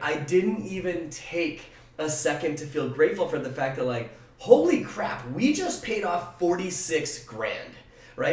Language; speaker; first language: English; native; English